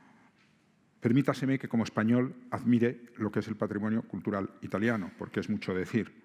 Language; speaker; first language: Spanish; native; Spanish